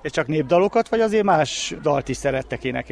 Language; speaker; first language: Hungarian; native; Hungarian